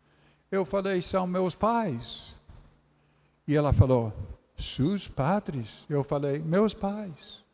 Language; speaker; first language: Portuguese; non-native, fluent; English